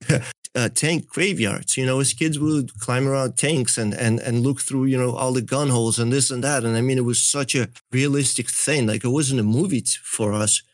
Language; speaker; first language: English; early bilingual, other home language; Russian